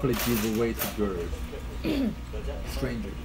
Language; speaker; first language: English; non-native, fluent; Korean